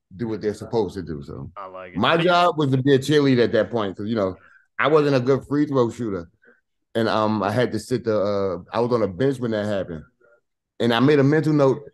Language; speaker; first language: English; native; English